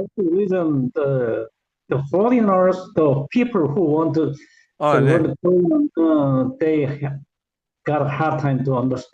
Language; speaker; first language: English; non-native, learner; Korean